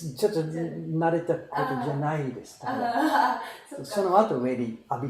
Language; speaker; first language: Japanese; non-native, fluent; English